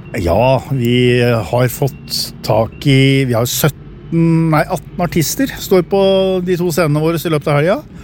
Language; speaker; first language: Norwegian; native; Norwegian